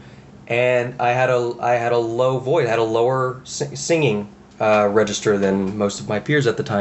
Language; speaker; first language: English; native; English